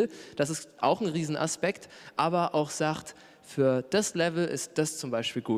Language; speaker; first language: German; native; German